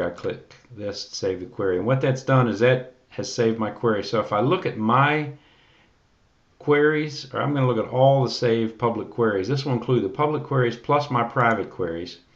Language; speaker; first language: English; native; English